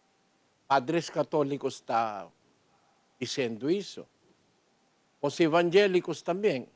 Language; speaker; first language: Portuguese; non-native, learner; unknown